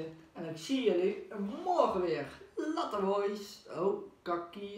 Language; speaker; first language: Dutch; native; Dutch